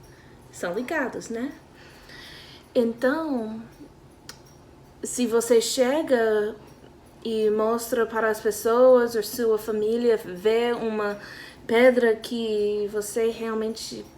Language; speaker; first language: Portuguese; non-native, fluent; English